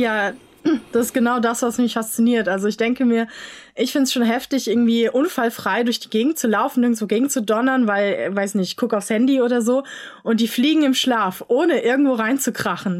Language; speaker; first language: German; native; German